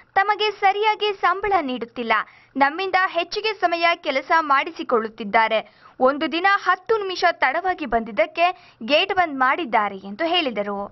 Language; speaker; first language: Kannada; native; Kannada